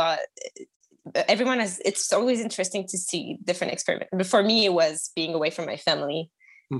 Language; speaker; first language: English; non-native, fluent; French